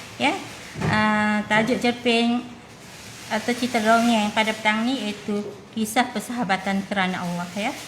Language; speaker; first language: Malay; native; Malay